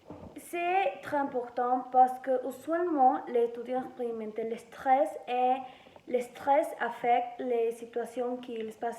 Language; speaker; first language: French; non-native, learner; Spanish